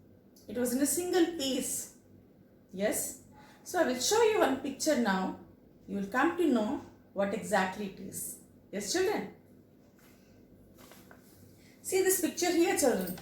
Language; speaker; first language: English; non-native, local second language; Telugu